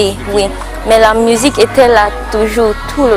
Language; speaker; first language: French; non-native, local second language; English